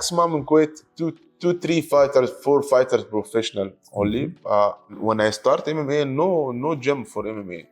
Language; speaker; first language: English; non-native, learner; Arabic